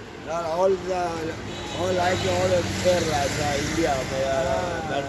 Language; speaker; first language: English; non-native, learner; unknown